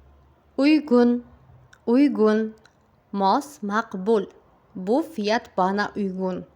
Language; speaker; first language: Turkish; non-native, fluent; Uzbek